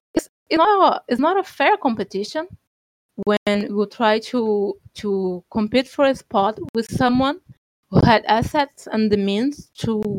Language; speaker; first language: English; non-native, fluent; Portuguese